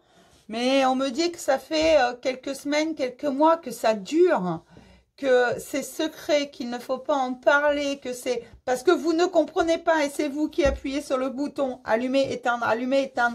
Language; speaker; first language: French; native; French